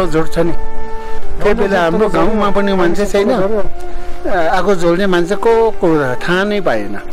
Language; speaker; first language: Nepali; non-native, local second language; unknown